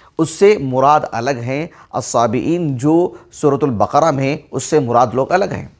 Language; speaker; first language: Urdu; native; Urdu